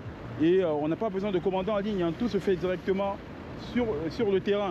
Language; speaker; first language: French; native; French